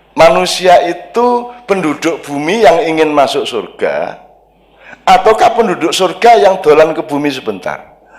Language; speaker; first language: Indonesian; non-native, local second language; Javanese